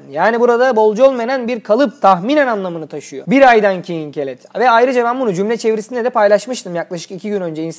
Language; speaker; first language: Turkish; native; Turkish